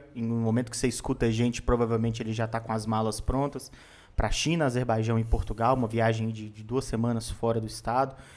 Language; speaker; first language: Portuguese; native; Portuguese